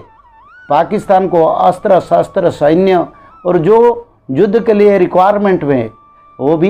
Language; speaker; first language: Hindi; non-native, local second language; Odia